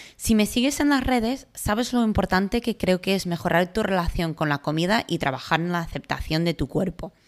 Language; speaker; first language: Spanish; non-native, fluent; English